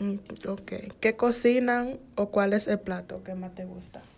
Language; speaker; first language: Spanish; early bilingual, heritage; Spanish